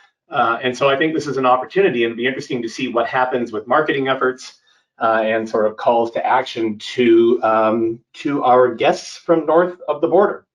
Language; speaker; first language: English; native; English